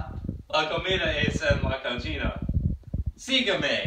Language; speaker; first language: Spanish; non-native, learner; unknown